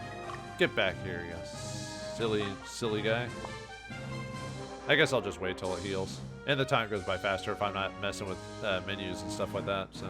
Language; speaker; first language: English; native; English